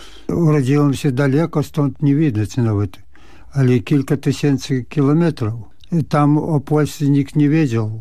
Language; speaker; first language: Polish; early bilingual, heritage; Polish